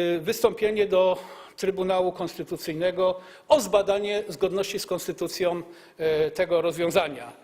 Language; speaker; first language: Polish; native; Polish